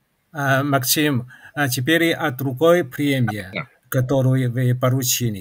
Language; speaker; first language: Russian; non-native, fluent; Chinese